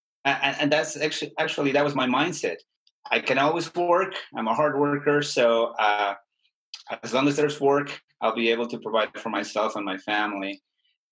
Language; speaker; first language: English; non-native, fluent; Spanish